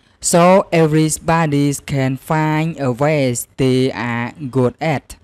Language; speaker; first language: English; non-native, learner; Khmer